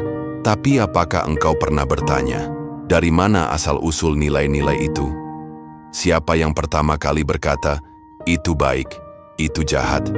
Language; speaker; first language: Indonesian; native; Indonesian